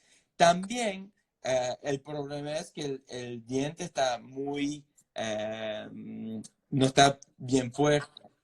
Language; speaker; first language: Spanish; non-native, fluent; English